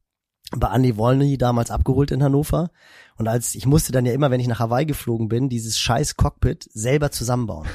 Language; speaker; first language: German; native; German